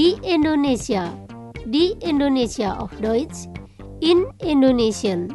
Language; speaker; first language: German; non-native, fluent; Indonesian